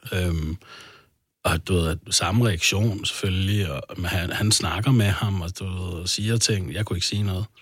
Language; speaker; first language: Danish; early bilingual, other home language; Arabic